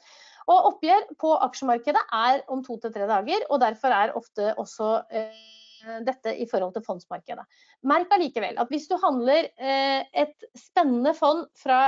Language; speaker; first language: Norwegian; native; Norwegian